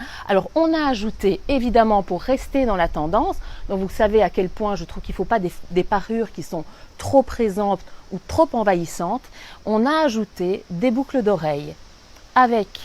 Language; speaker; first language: French; native; French